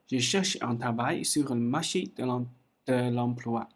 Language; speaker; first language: French; non-native, learner; Chinese